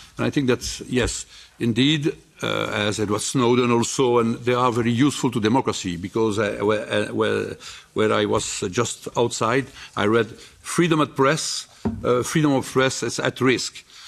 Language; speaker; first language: English; non-native, fluent; French